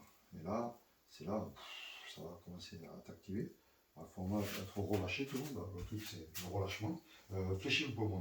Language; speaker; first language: French; native; French